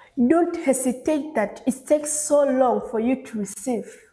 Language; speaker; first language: English; non-native, local second language; Swahili